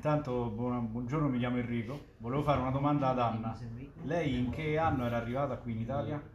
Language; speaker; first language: Italian; native; Italian